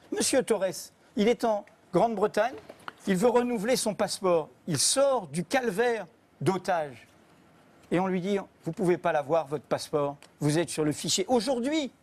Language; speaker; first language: French; native; French